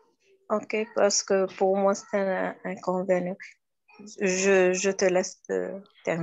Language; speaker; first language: French; non-native, learner; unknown